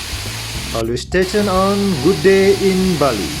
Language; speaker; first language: English; non-native, local second language; Indonesian